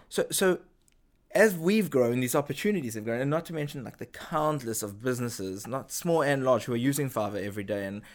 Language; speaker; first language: English; native; English